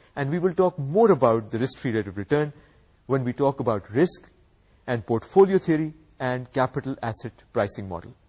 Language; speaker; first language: English; non-native, local second language; Urdu